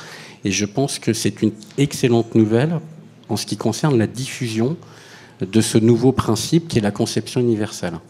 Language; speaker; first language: French; native; French